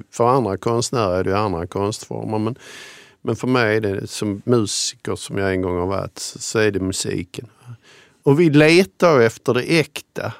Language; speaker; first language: Swedish; native; Swedish